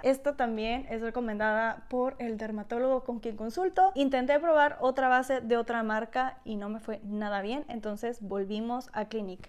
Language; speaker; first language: Spanish; native; Spanish